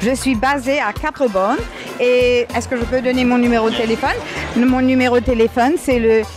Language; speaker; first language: French; non-native, local second language; Morisyen